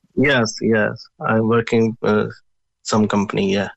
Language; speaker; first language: English; non-native, local second language; Punjabi